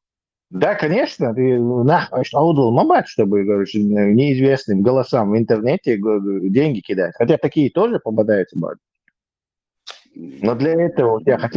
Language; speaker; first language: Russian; non-native, local second language; Chechen